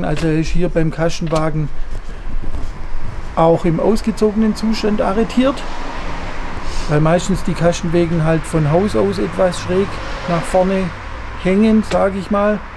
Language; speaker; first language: German; native; German